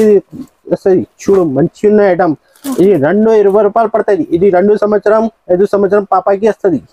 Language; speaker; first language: Telugu; non-native, local second language; Urdu